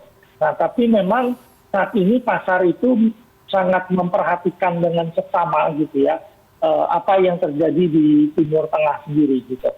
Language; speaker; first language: Indonesian; native; Indonesian